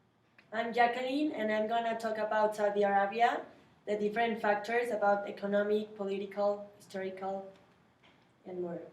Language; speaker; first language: English; non-native, learner; Spanish